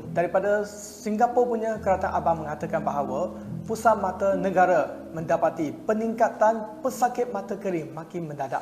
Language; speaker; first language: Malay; non-native, local second language; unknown